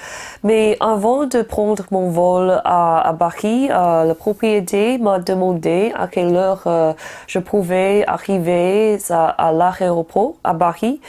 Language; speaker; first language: French; non-native, learner; Chinese